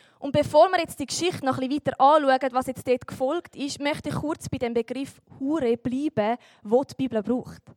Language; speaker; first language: German; native; German